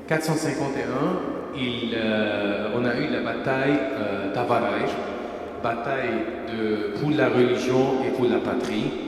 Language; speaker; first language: French; non-native, fluent; Armenian